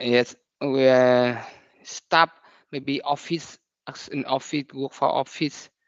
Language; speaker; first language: English; non-native, learner; Vietnamese